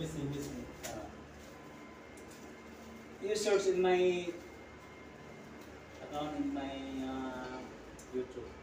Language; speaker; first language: English; non-native, learner; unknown